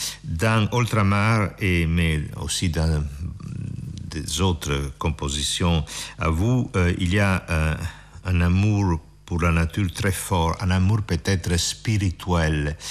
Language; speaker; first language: French; non-native, fluent; Italian